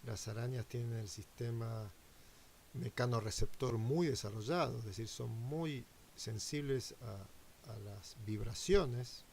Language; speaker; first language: Spanish; native; Spanish